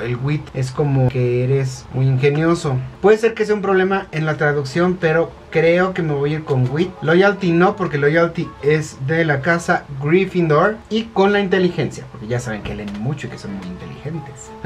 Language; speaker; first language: Spanish; native; Spanish